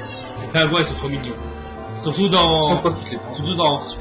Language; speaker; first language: French; native; French